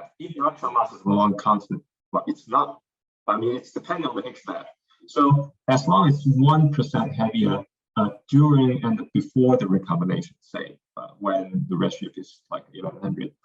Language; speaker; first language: English; non-native, fluent; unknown